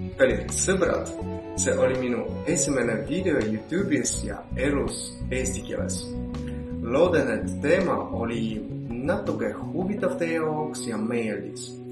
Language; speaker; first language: Estonian; non-native, learner; Belarusian